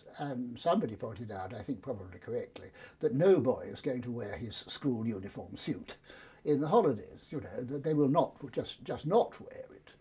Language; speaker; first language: English; native; English